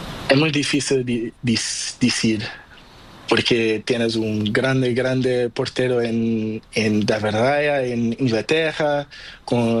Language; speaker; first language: Spanish; non-native, learner; Portuguese